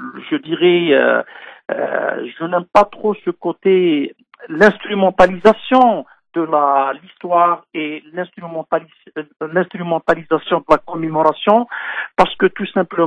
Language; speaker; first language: French; non-native, local second language; Kabyle